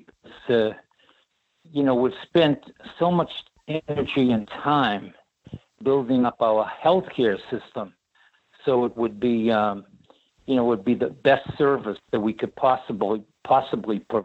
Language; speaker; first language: English; native; English